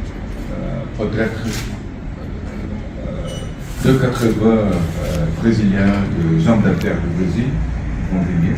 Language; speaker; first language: French; non-native, learner; Portuguese